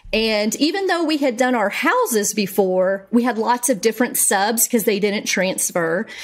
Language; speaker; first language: English; native; English